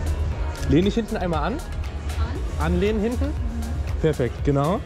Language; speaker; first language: German; native; German